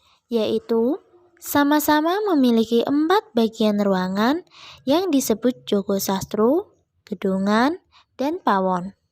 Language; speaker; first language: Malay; non-native, local second language; Javanese